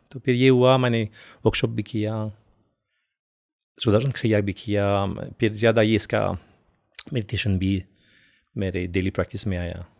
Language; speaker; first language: Hindi; non-native, fluent; French